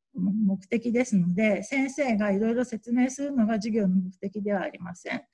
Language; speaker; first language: Japanese; native; Japanese